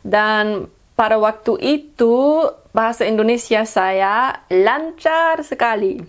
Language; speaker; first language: Indonesian; non-native, fluent; English